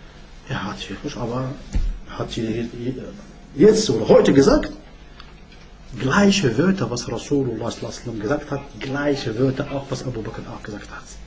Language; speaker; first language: German; non-native, learner; Arabic